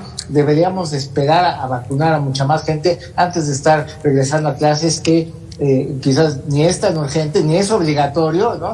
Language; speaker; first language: Spanish; native; Spanish